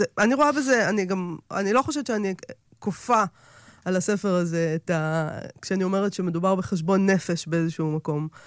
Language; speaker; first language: Hebrew; native; Hebrew